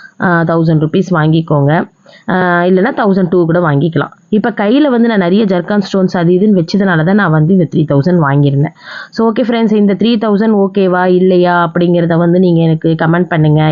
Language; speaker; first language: Tamil; native; Tamil